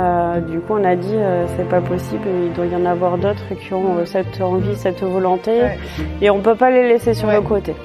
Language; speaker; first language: French; native; French